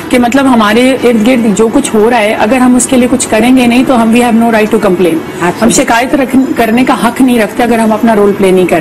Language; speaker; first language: Urdu; native; Urdu